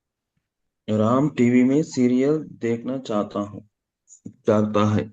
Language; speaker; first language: Hindi; non-native, learner; Telugu